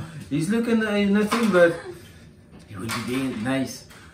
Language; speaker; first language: English; non-native, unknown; French